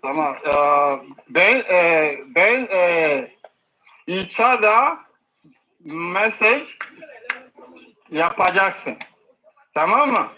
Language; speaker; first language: Turkish; non-native, learner; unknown